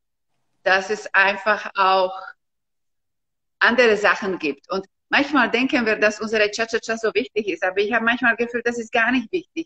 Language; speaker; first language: German; non-native, fluent; Slovak